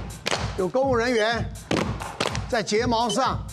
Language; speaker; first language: Chinese; native; Chinese